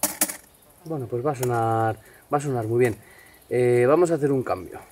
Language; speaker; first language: Spanish; native; Spanish